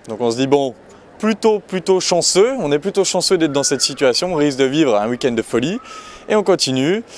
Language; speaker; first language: French; native; French